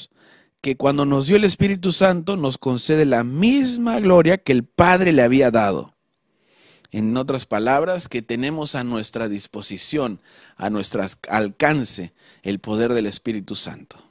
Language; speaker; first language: Spanish; native; Spanish